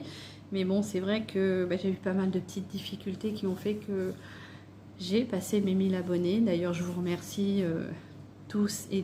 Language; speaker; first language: French; native; French